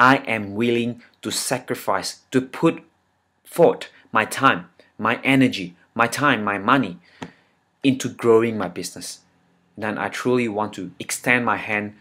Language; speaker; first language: English; non-native, fluent; Indonesian